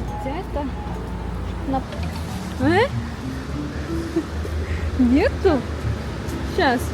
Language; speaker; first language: Russian; non-native, learner; Korean